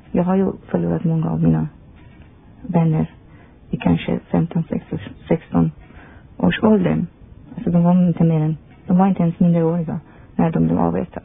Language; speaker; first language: Swedish; non-native, fluent; Persian